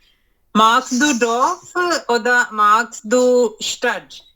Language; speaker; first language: German; non-native, learner; Urdu